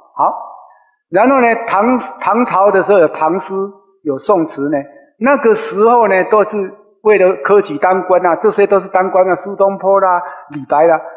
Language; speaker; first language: Chinese; non-native, local second language; Min Nan Chinese